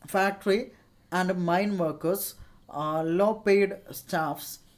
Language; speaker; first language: English; non-native, local second language; Malayalam